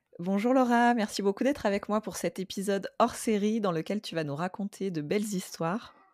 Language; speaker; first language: French; native; French